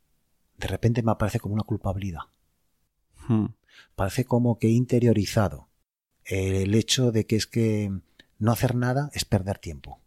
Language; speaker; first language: Spanish; native; Spanish